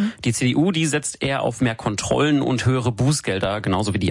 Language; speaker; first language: German; native; German